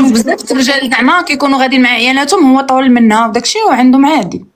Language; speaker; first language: Arabic; native; Arabic